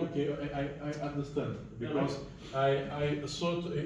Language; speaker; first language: English; non-native, learner; Russian